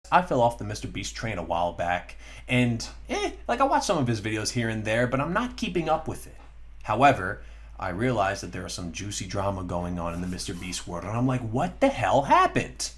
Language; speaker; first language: English; native; English